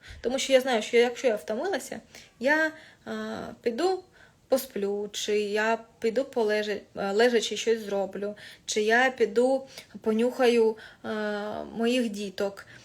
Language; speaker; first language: Ukrainian; non-native, local second language; Russian